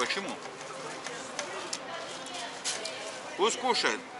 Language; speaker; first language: Russian; non-native, learner; English